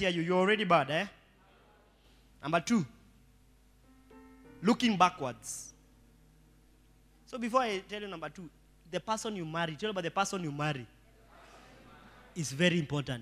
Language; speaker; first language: English; non-native, local second language; Swahili